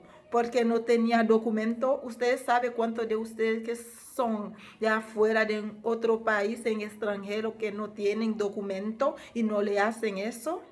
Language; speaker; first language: Spanish; non-native, fluent; Haitian Creole